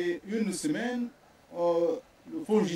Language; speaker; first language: French; non-native, local second language; Arabic